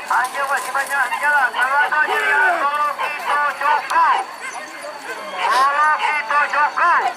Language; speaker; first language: Indonesian; non-native, local second language; Minangkabau